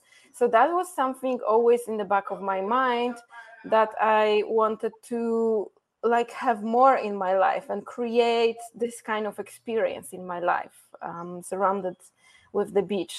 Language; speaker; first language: English; non-native, fluent; Polish